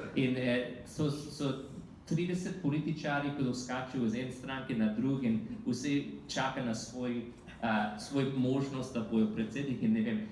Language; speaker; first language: Slovenian; non-native, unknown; English